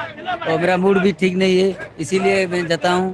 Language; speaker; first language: Hindi; non-native, local second language; Odia